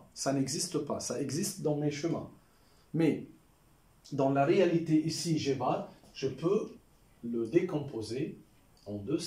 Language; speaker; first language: French; non-native, local second language; Arabic